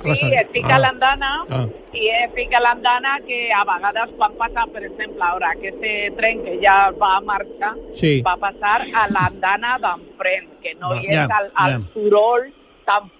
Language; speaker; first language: Catalan; non-native, local second language; Spanish